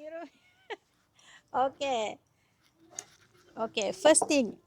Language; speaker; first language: English; non-native, local second language; Iban